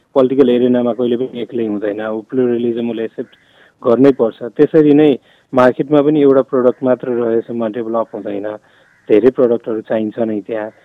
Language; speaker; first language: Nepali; non-native, local second language; Maithili